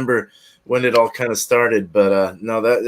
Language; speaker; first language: English; native; English